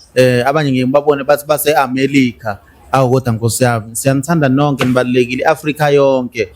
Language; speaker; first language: Zulu; native; Zulu